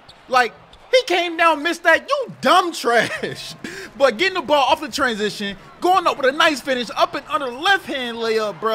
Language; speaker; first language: English; native; English